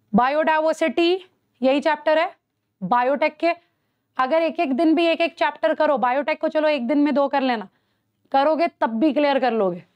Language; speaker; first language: Hindi; native; Hindi